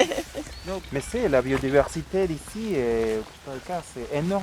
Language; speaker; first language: French; non-native, fluent; Spanish